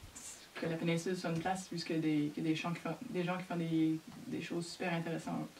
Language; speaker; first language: French; native; French